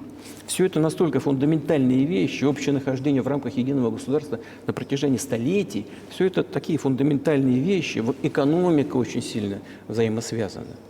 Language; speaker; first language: Russian; native; Russian